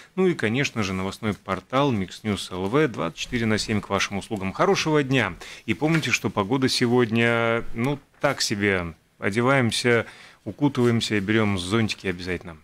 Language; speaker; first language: Russian; native; Russian